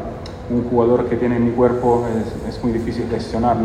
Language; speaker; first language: Spanish; non-native, fluent; Italian